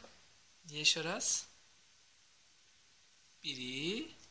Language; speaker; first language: Russian; non-native, learner; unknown